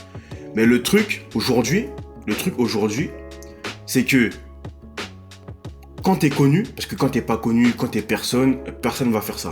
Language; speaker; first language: French; native; French